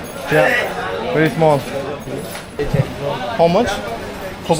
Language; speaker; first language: English; non-native, learner; Turkish